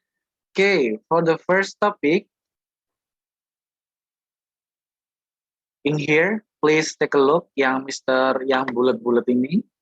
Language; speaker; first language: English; non-native, fluent; Indonesian